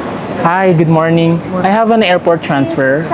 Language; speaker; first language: English; non-native, local second language; Filipino